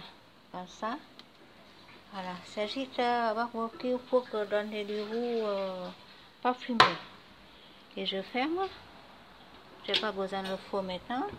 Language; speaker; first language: French; non-native, fluent; Vietnamese